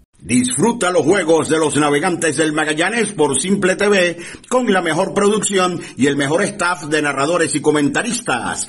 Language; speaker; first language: Spanish; native; Spanish